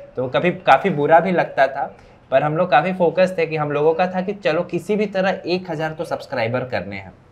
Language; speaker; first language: Hindi; native; Hindi